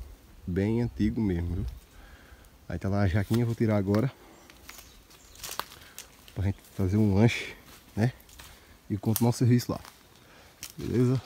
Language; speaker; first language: Portuguese; native; Portuguese